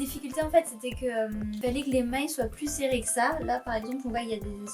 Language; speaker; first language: French; native; French